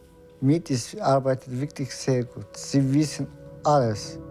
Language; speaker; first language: German; non-native, learner; Turkish